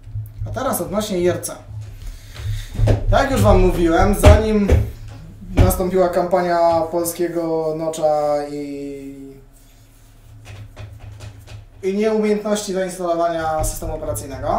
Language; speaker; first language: Polish; native; Polish